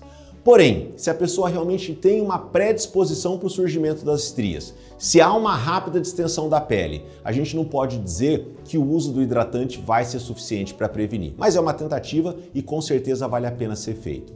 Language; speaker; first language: Portuguese; native; Portuguese